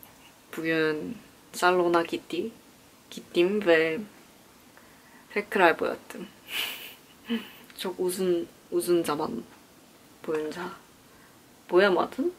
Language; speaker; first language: Turkish; non-native, learner; Korean